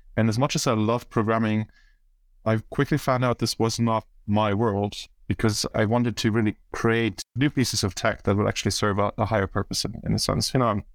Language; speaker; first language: English; early bilingual, other home language; German